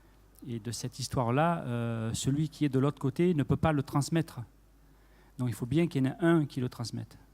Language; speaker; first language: French; native; French